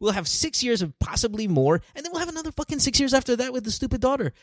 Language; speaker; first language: English; non-native, local second language; Filipino